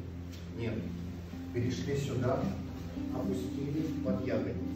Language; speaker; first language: Russian; native; Russian